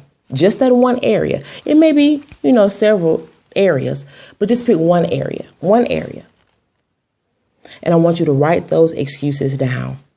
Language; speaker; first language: English; native; English